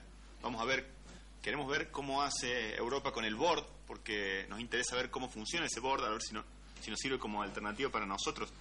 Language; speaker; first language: Spanish; native; Spanish